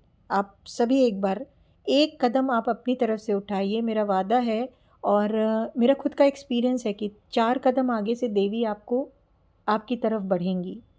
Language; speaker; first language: Hindi; native; Hindi